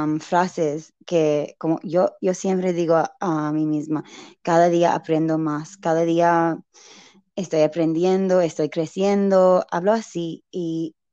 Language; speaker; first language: Spanish; non-native, learner; English